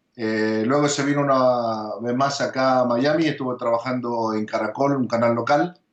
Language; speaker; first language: Spanish; early bilingual, heritage; Spanish